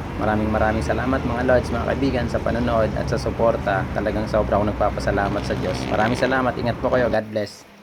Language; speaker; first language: Filipino; native; Filipino